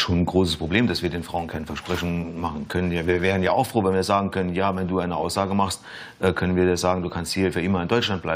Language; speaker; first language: German; native; German